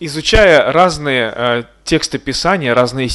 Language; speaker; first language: Russian; native; Russian